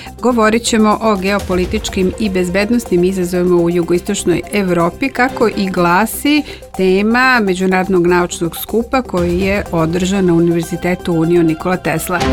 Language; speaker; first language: Serbian; native; Serbian